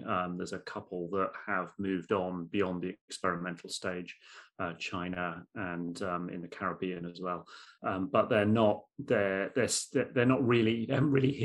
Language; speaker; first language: English; native; English